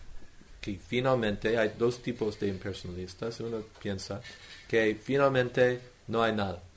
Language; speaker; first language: Spanish; non-native, fluent; English